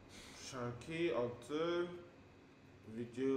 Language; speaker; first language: Turkish; non-native, learner; English